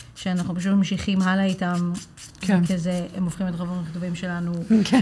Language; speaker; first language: Hebrew; native; Hebrew